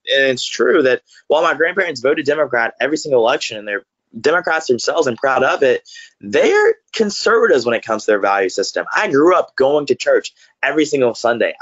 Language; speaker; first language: English; native; English